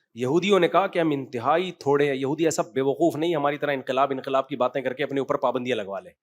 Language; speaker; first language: Urdu; native; Urdu